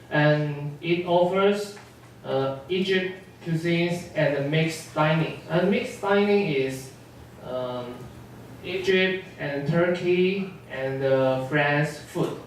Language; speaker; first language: English; non-native, learner; Chinese